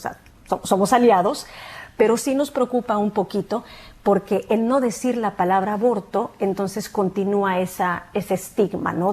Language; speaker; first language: Spanish; native; Spanish